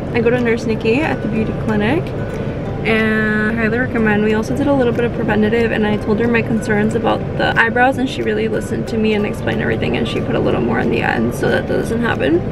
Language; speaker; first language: English; native; English